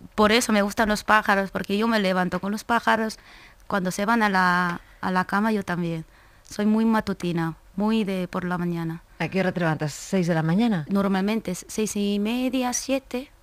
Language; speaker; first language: Spanish; non-native, fluent; Korean